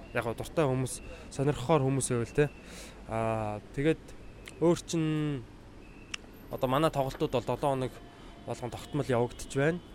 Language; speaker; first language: Mongolian; native; Mongolian